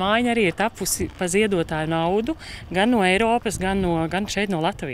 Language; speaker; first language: Latvian; native; Latvian